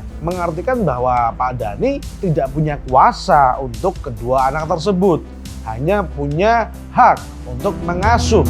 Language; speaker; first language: Indonesian; native; Indonesian